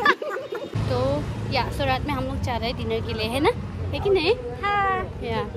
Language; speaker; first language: Hindi; non-native, local second language; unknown